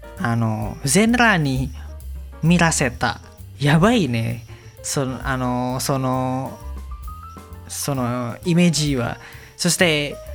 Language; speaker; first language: Japanese; non-native, learner; Indonesian